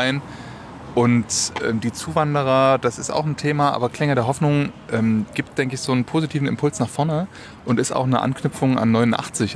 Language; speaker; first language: German; native; German